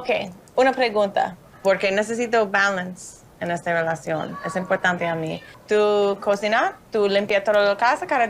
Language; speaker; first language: Spanish; non-native, learner; English